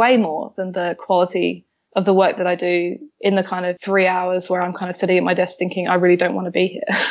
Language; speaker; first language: English; native; English